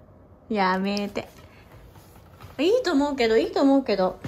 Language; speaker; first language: Japanese; native; Japanese